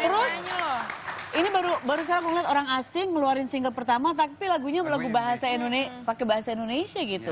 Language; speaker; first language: Indonesian; native; Indonesian